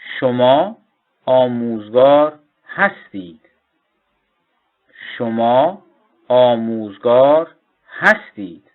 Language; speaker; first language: Persian; non-native, fluent; Turkish